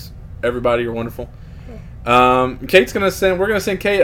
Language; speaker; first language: English; native; English